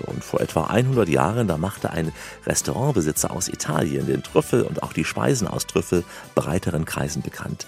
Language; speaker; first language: German; native; German